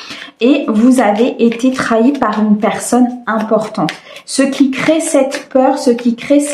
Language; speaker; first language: French; native; French